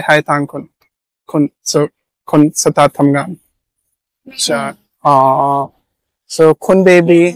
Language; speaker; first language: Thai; non-native, learner; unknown